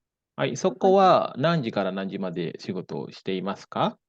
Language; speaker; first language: Japanese; non-native, fluent; Indonesian